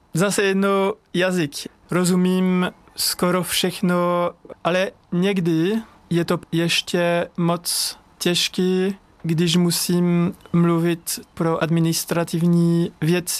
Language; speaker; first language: Czech; non-native, learner; French